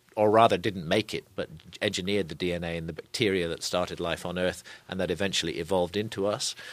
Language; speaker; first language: English; native; English